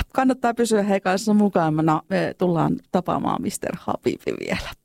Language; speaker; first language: Finnish; native; Finnish